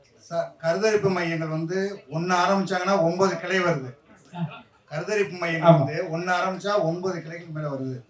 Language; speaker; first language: Tamil; native; Tamil